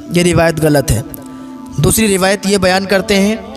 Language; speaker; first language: Urdu; native; Urdu